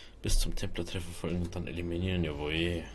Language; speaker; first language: German; native; German